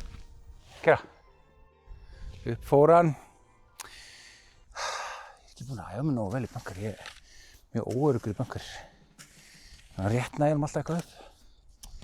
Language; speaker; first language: Icelandic; native; Icelandic